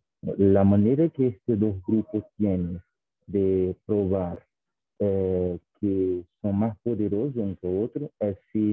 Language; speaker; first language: Spanish; non-native, fluent; Portuguese